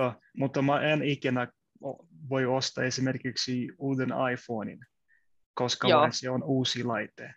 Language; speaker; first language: Finnish; non-native, learner; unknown